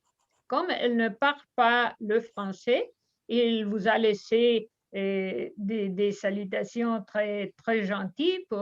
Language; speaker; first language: French; non-native, fluent; Spanish